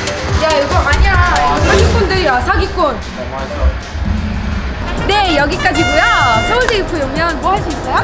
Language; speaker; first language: Korean; non-native, fluent; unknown